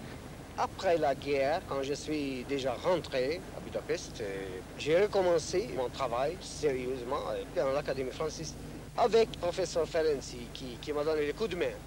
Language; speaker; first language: French; non-native, fluent; Hungarian